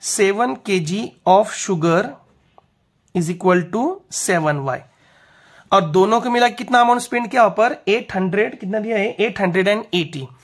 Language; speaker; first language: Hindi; non-native, local second language; Marathi